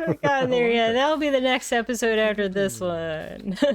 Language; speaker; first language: English; native; English